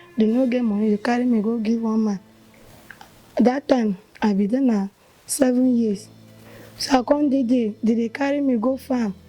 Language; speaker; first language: Nigerian Pidgin; non-native, local second language; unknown